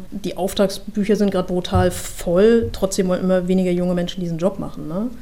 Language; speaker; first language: German; native; German